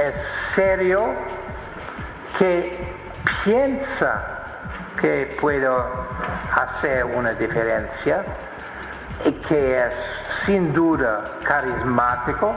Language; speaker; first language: Spanish; non-native, fluent; English